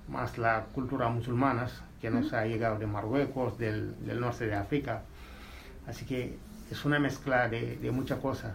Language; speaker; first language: Spanish; non-native, fluent; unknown